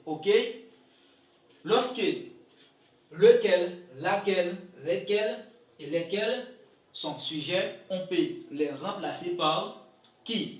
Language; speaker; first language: French; non-native, local second language; Haitian Creole